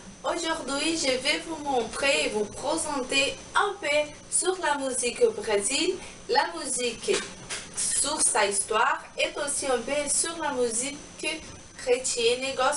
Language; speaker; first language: French; non-native, learner; Portuguese